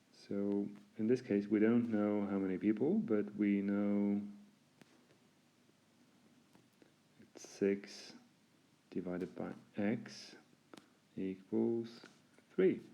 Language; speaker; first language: English; non-native, fluent; Norwegian